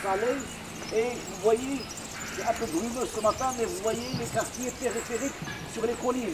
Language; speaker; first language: French; non-native, local second language; Arabic